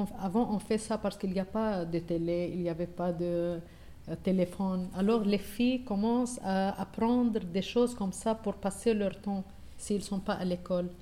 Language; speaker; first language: French; non-native, local second language; Arabic